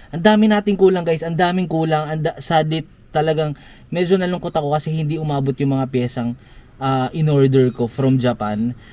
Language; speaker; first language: Filipino; native; Filipino